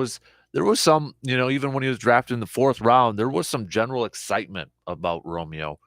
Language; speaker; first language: English; native; English